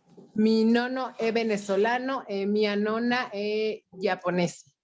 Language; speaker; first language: Italian; non-native, learner; Spanish